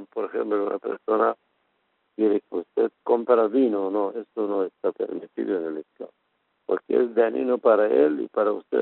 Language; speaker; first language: Spanish; non-native, fluent; Persian